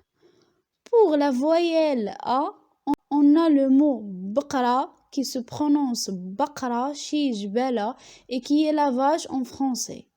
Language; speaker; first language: French; non-native, local second language; Arabic